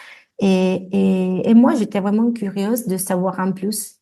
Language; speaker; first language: French; non-native, fluent; Italian